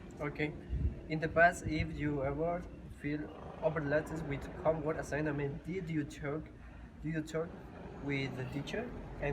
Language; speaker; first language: English; non-native, learner; Spanish